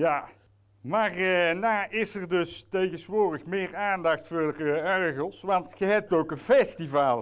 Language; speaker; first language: Dutch; native; Dutch